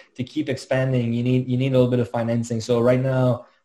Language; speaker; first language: English; native; English